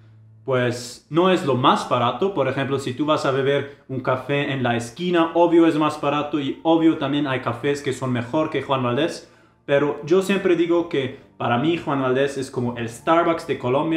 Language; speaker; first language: Spanish; non-native, fluent; German